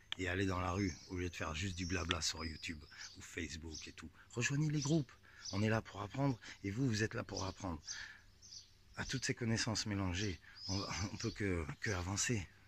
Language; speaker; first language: French; native; French